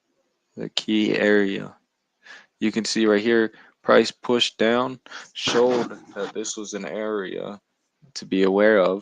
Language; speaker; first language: English; native; English